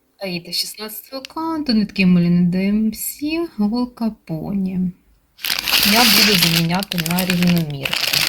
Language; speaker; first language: Ukrainian; non-native, local second language; Russian